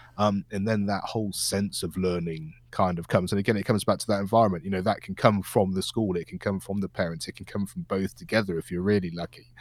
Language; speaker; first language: English; native; English